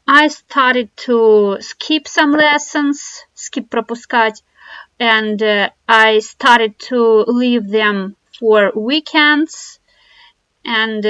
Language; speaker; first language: English; non-native, fluent; Russian